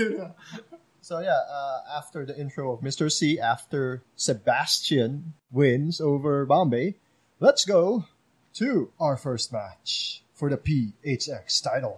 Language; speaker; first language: English; non-native, local second language; Filipino